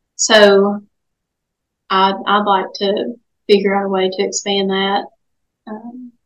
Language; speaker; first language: English; native; English